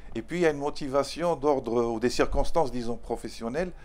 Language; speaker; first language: French; non-native, local second language; Arabic